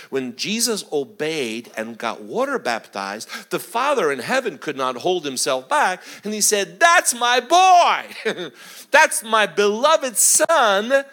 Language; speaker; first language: English; native; English